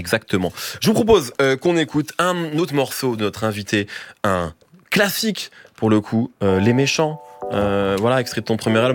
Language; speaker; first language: French; native; French